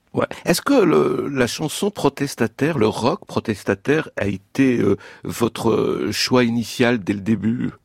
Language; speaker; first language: French; native; French